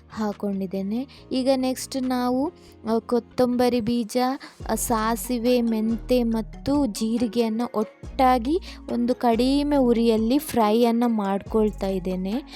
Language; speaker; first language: Kannada; non-native, local second language; Tulu